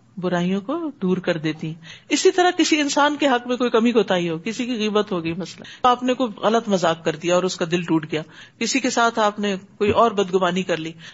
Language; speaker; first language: Urdu; native; Urdu